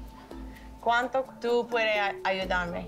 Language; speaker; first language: Spanish; non-native, learner; English